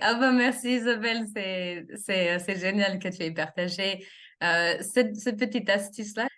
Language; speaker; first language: French; non-native, fluent; English